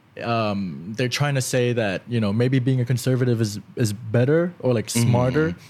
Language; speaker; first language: English; early bilingual, other home language; Thai